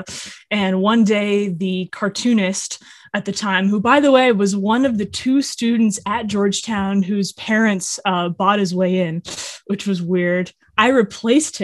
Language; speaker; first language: English; native; English